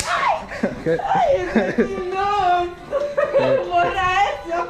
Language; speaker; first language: Spanish; native; Spanish